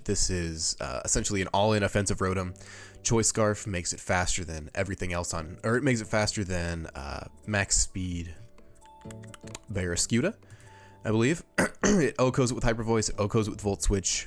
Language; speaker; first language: English; native; English